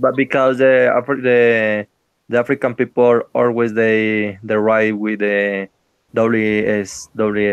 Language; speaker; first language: English; non-native, learner; Spanish